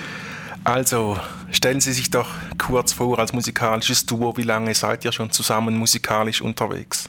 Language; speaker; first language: German; native; German